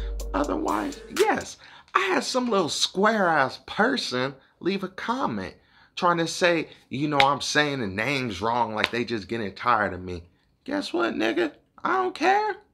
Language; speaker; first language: English; native; English